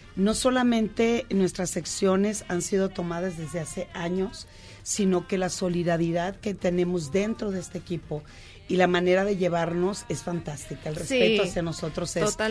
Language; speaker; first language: Spanish; native; Spanish